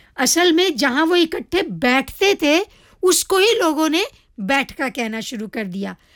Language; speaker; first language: Hindi; early bilingual, heritage; Hindi